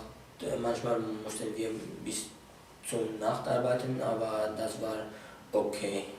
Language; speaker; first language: German; early bilingual, other home language; Arabic